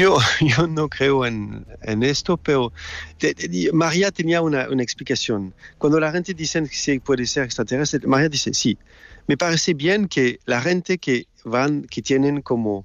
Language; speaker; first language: Spanish; non-native, fluent; French